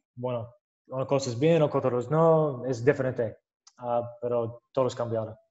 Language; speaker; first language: Spanish; non-native, learner; English